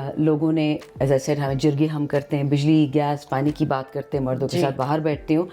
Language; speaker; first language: Urdu; non-native, local second language; Pashto